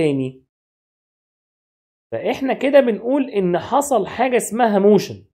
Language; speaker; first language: Arabic; native; Arabic